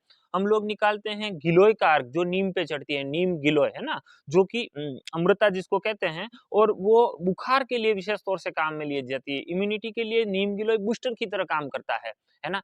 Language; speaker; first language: Hindi; native; Hindi